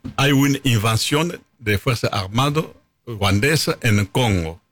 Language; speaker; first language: Spanish; non-native, fluent; Lingala